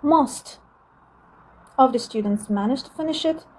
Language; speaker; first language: English; non-native, fluent; Azerbaijani